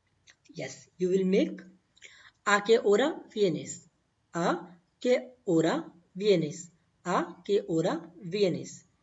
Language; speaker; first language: Spanish; non-native, learner; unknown